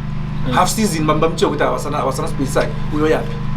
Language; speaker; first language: English; non-native, local second language; Zulu